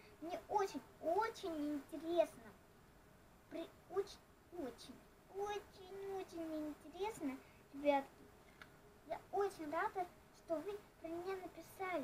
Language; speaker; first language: Russian; non-native, local second language; Ukrainian